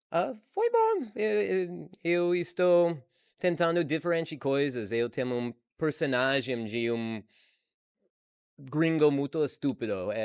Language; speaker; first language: Portuguese; non-native, learner; English